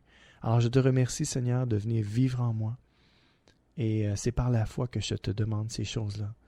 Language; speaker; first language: French; native; French